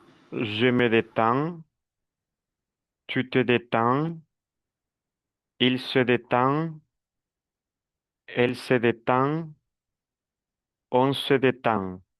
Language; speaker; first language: French; non-native, fluent; Spanish